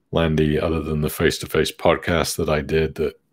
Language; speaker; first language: English; native; English